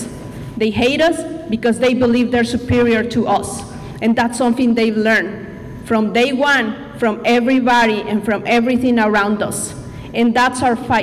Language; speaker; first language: English; non-native, fluent; Spanish